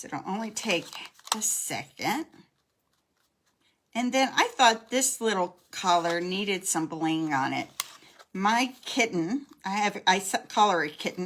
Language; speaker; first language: English; native; English